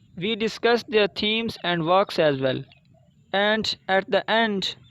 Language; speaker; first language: English; non-native, local second language; Urdu